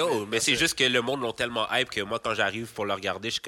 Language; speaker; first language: French; native; French